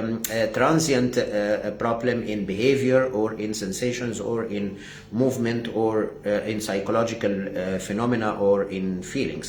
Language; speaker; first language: English; non-native, fluent; Arabic